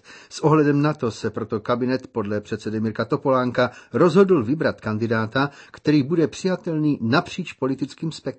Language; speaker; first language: Czech; native; Czech